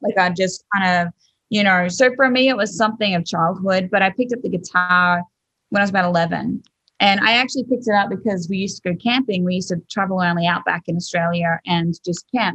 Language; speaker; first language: English; native; English